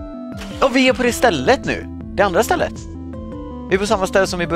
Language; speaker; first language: Swedish; native; Swedish